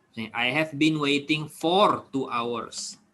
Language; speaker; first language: English; non-native, fluent; Indonesian